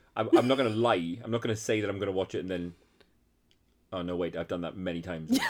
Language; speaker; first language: English; native; English